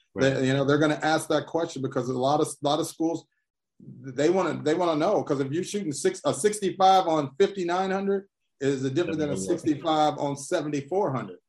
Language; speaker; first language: English; native; English